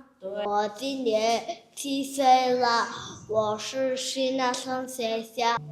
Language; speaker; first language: Chinese; non-native, learner; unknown